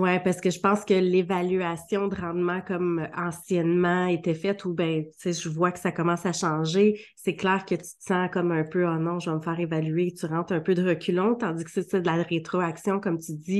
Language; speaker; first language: French; native; French